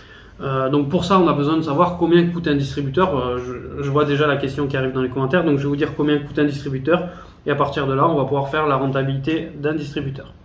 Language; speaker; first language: French; native; French